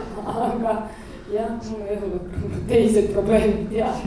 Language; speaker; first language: Estonian; non-native, learner; Croatian